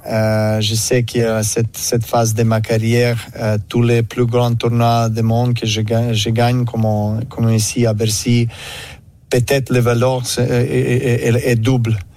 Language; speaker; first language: French; non-native, learner; Serbian